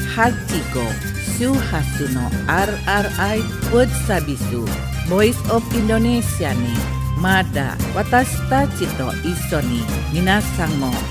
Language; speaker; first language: Japanese; non-native, fluent; Indonesian